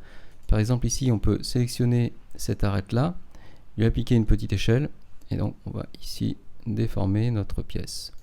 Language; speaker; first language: French; native; French